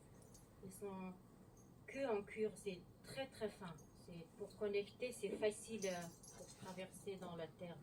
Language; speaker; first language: French; non-native, learner; Mongolian